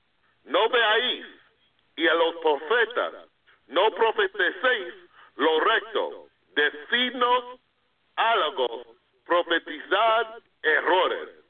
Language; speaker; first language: Spanish; non-native, fluent; English